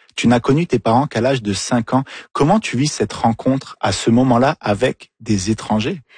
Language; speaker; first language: French; native; French